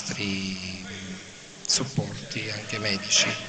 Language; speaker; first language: Italian; native; Italian